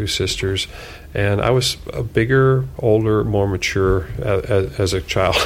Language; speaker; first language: English; native; English